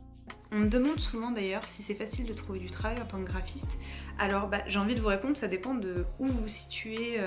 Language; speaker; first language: French; native; French